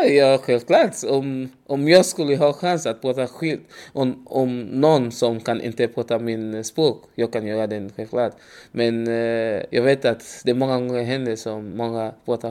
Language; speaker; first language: Swedish; non-native, learner; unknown